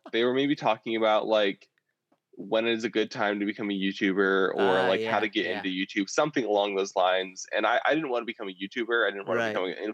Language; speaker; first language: English; native; English